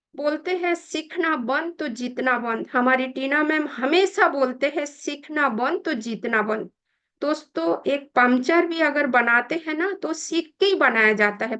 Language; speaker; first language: Hindi; non-native, local second language; Bangla